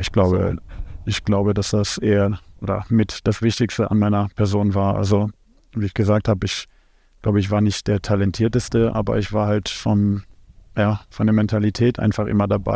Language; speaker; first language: German; native; German